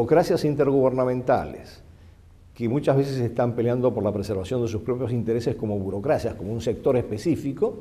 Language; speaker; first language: Spanish; native; Spanish